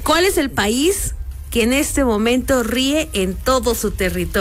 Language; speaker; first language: Spanish; native; Spanish